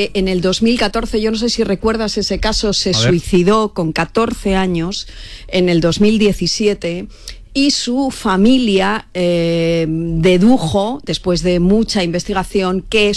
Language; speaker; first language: Spanish; native; Spanish